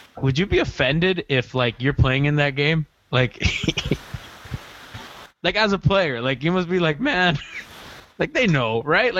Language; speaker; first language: English; native; English